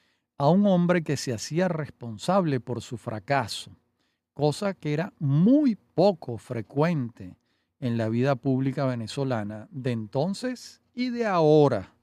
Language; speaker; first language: Spanish; native; Spanish